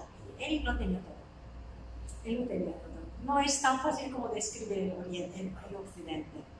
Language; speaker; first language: Spanish; non-native, fluent; Turkish